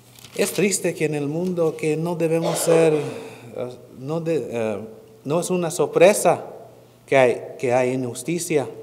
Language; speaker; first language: Spanish; non-native, fluent; English